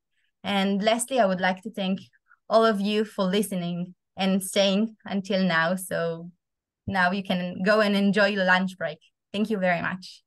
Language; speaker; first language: English; non-native, fluent; Hebrew